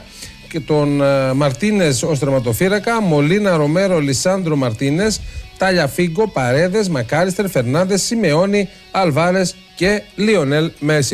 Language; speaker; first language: Greek; native; Greek